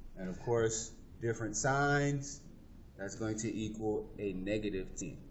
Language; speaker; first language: English; native; English